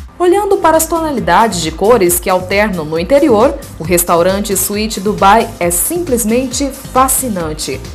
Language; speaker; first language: Portuguese; native; Portuguese